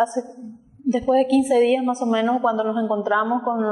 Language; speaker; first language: Spanish; native; Spanish